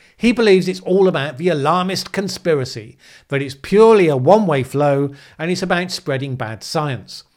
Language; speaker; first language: English; native; English